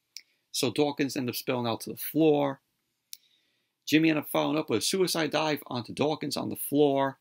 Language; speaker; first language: English; native; English